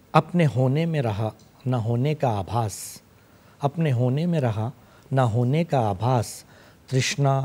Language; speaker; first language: Hindi; non-native, local second language; Urdu